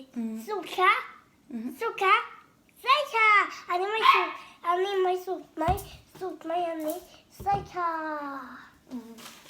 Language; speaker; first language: Thai; early bilingual, heritage; Thai